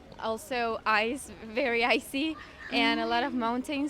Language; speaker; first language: English; non-native, fluent; Spanish